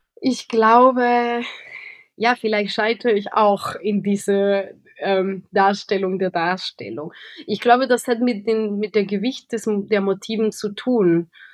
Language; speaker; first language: German; non-native, fluent; Spanish